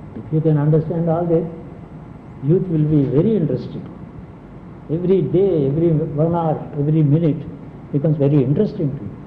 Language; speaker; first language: English; non-native, local second language; Telugu